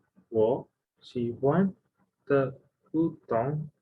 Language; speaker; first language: Chinese; non-native, learner; Indonesian